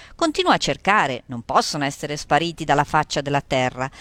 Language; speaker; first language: Italian; native; Italian